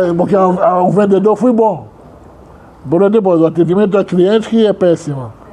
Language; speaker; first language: Portuguese; non-native, fluent; Hebrew